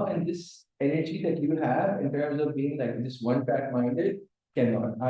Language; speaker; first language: English; non-native, local second language; Urdu